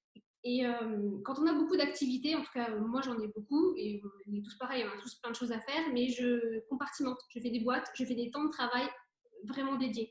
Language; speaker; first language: French; native; French